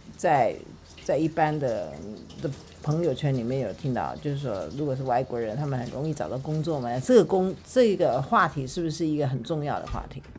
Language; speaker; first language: Chinese; native; Chinese